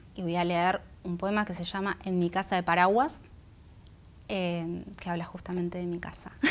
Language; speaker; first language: Spanish; non-native, local second language; Guarani